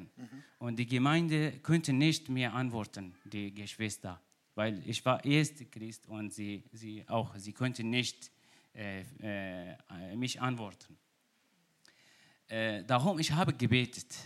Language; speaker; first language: German; non-native, learner; Kurdish